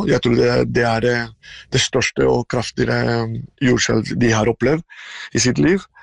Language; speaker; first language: Norwegian; non-native, fluent; Spanish